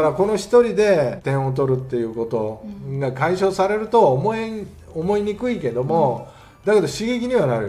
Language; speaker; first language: Japanese; native; Japanese